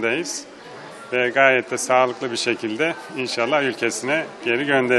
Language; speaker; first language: Turkish; native; Turkish